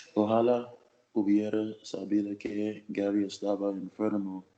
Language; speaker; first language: Spanish; non-native, learner; English